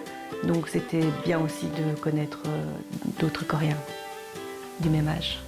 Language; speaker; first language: French; early bilingual, other home language; Korean